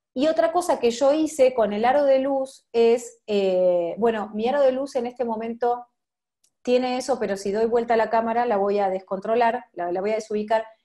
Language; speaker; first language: Spanish; native; Spanish